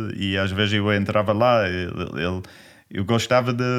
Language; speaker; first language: Portuguese; non-native, learner; English